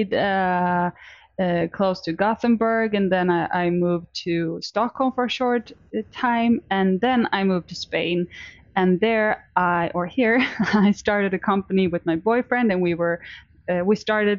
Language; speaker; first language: English; non-native, fluent; Swedish